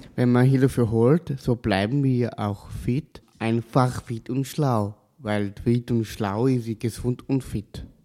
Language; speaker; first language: German; native; German